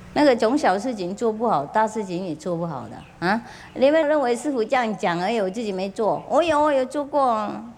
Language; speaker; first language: Chinese; non-native, fluent; Vietnamese